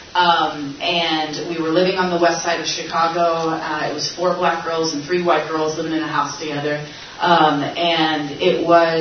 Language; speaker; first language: English; native; English